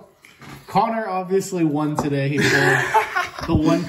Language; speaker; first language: English; native; English